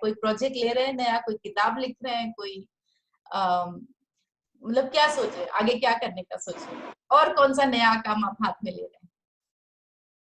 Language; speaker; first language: Hindi; native; Hindi